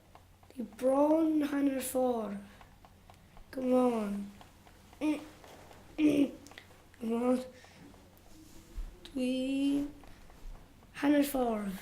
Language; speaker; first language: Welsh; non-native, local second language; English